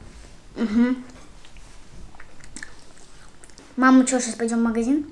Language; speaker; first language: Russian; native; Russian